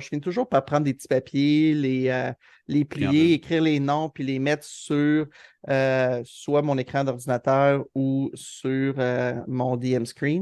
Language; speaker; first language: French; native; French